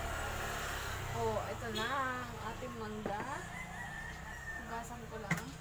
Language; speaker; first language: Filipino; native; Filipino